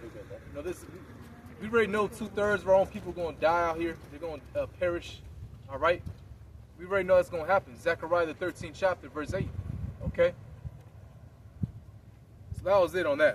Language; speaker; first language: English; native; English